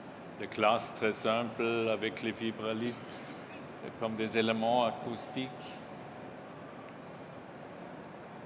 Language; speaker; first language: French; non-native, learner; German